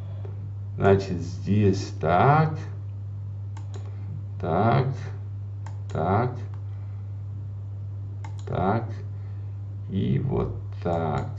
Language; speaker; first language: Russian; native; Russian